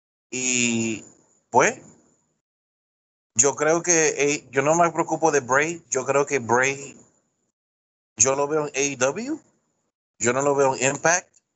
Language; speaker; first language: Spanish; early bilingual, heritage; Spanish